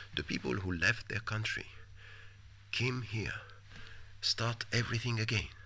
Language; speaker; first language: English; non-native, fluent; French